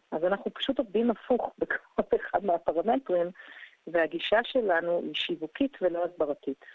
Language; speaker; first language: Hebrew; early bilingual, other home language; English